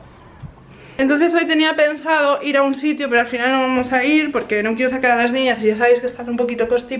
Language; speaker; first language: Spanish; native; Spanish